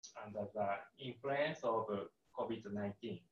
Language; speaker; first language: English; non-native, learner; Japanese